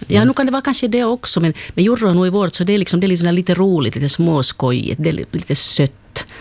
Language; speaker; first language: Swedish; native; Swedish